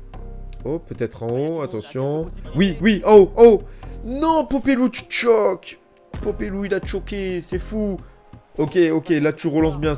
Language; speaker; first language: French; native; French